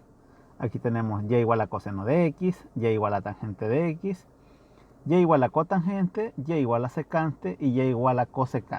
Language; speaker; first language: Spanish; native; Spanish